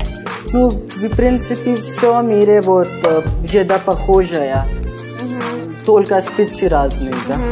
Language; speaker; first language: Russian; non-native, learner; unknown